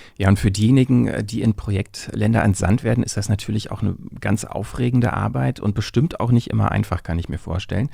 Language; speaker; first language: German; native; German